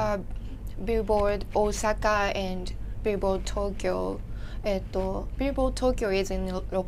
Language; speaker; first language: English; non-native, learner; Japanese